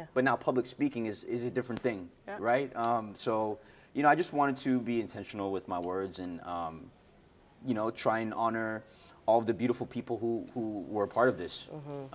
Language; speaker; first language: English; native; English